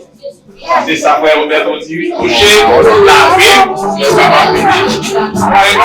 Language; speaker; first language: French; non-native, learner; Haitian Creole